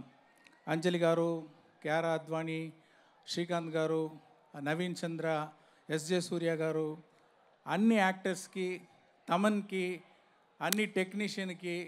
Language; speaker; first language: Telugu; non-native, learner; Tamil